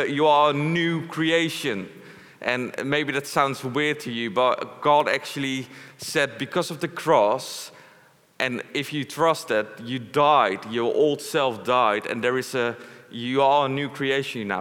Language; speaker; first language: English; non-native, fluent; Dutch